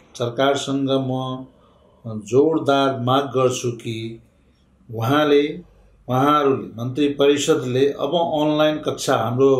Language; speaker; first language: Nepali; non-native, local second language; Maithili